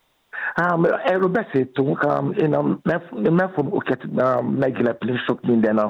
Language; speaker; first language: Hungarian; non-native, fluent; Yoruba